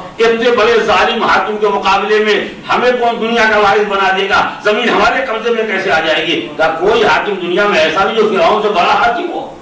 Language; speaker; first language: Urdu; native; Urdu